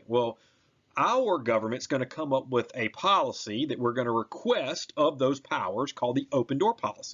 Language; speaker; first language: English; native; English